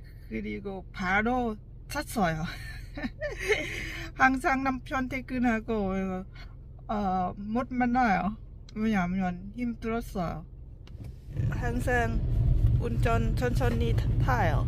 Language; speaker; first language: Korean; non-native, learner; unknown